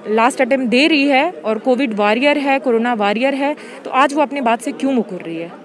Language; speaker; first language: Hindi; native; Hindi